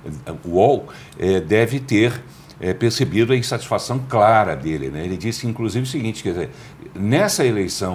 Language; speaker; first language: Portuguese; native; Portuguese